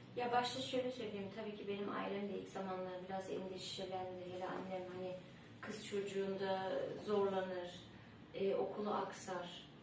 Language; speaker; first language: Turkish; early bilingual, heritage; Turkish